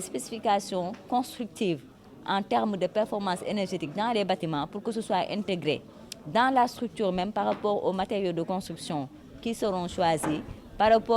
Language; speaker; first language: French; non-native, local second language; Wolof